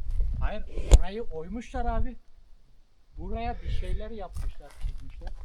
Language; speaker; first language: Turkish; native; Turkish